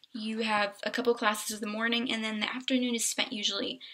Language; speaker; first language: English; native; English